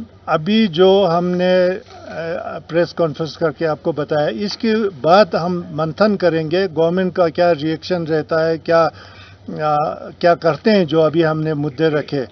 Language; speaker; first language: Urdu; non-native, local second language; Ladakhi